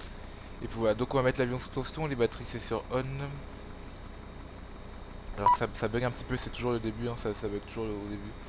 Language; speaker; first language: French; native; French